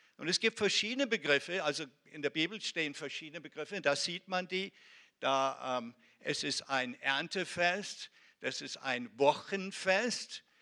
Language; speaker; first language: German; non-native, fluent; Hebrew